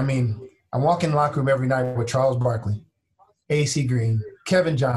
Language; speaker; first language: English; native; English